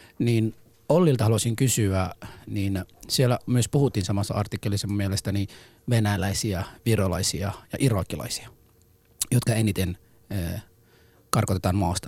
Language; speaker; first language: Finnish; early bilingual, other home language; Somali